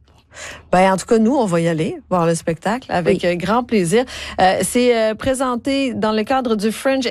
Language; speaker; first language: French; native; French